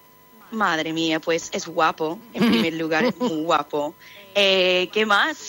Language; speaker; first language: Spanish; non-native, fluent; English